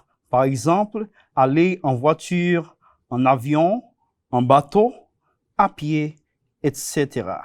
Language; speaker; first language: French; non-native, fluent; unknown